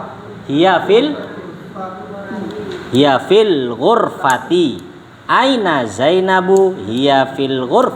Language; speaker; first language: Arabic; non-native, fluent; Indonesian